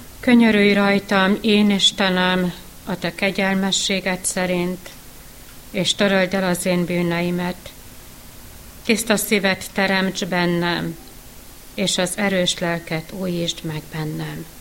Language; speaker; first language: Hungarian; native; Hungarian